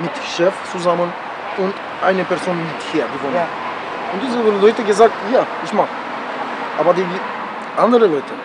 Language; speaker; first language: German; non-native, learner; Romanian